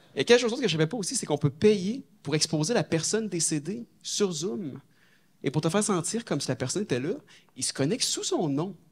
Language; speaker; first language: French; native; French